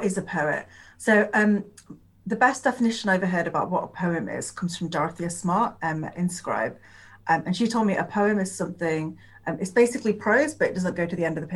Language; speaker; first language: English; non-native, local second language; Urdu